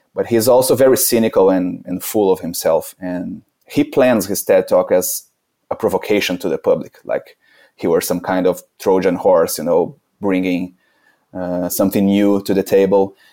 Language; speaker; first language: English; non-native, fluent; Portuguese